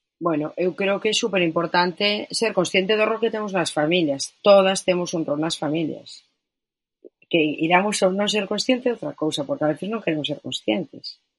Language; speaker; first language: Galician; non-native, local second language; Spanish